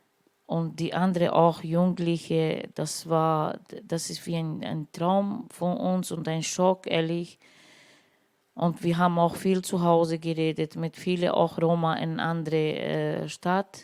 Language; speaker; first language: German; non-native, learner; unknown